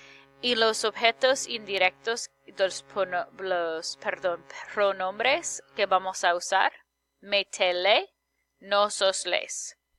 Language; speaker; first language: Spanish; non-native, fluent; English